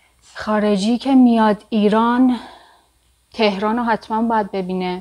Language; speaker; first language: Persian; native; Persian